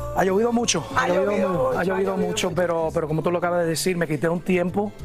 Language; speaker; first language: Spanish; early bilingual, heritage; Spanish